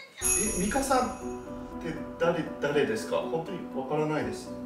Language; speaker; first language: Japanese; non-native, learner; English